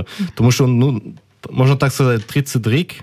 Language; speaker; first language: Ukrainian; non-native, learner; German